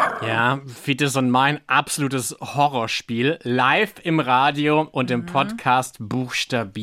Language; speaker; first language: German; native; German